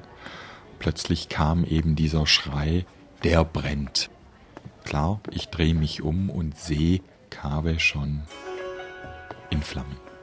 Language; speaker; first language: German; native; German